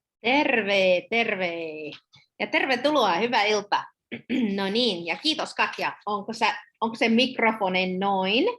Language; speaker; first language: Finnish; non-native, learner; English